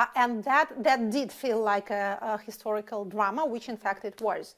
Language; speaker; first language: English; non-native, fluent; Russian